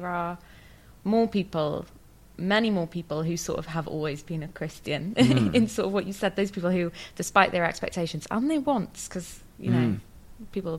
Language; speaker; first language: English; native; English